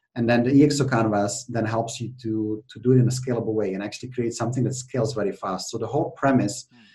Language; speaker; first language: English; non-native, fluent; Czech